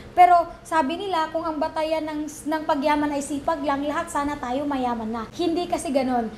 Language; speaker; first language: Filipino; non-native, local second language; Cebuano